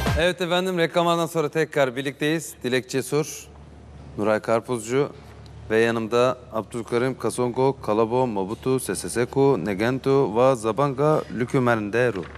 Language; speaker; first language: Turkish; native; Turkish